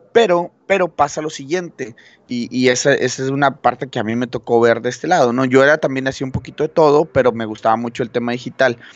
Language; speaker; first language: Spanish; native; Spanish